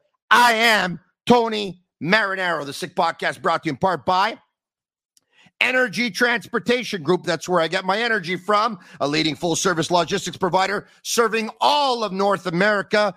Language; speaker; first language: English; native; English